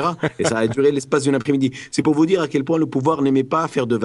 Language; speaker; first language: French; non-native, local second language; Arabic